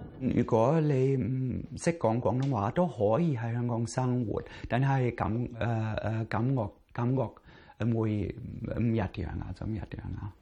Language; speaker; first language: Chinese; non-native, fluent; German